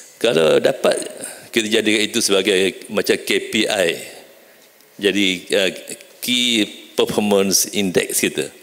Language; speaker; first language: Malay; native; Malay